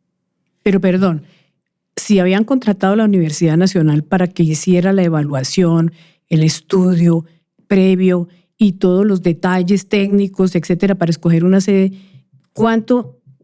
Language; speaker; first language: Spanish; native; Spanish